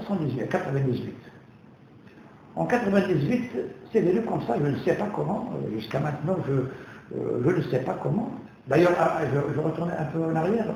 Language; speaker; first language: French; non-native, local second language; Kabyle